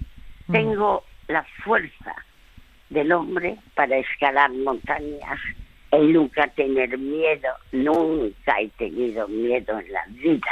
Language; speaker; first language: Spanish; early bilingual, other home language; French